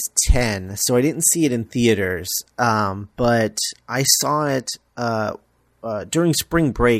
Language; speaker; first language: English; native; English